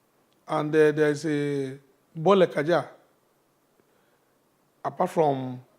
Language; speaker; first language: English; non-native, local second language; Yoruba